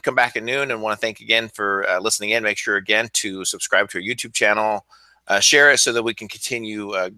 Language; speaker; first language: English; native; English